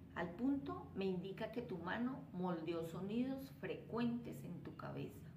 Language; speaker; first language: Spanish; native; Spanish